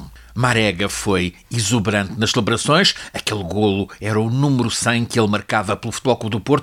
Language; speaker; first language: Portuguese; native; Portuguese